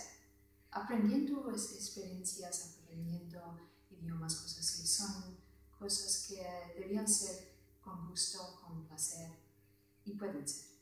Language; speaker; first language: Spanish; non-native, fluent; English